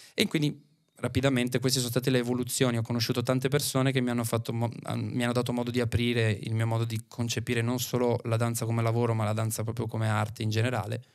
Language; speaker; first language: Italian; native; Italian